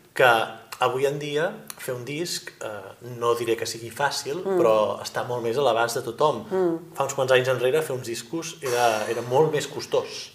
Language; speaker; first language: Catalan; native; Catalan